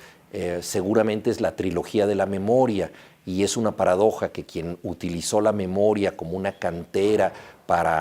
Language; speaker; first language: Spanish; native; Spanish